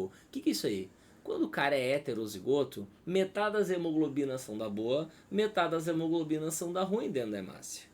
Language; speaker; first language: Portuguese; native; Portuguese